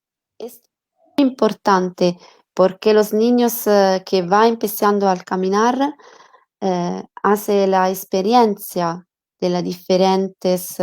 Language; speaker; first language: Spanish; non-native, learner; Italian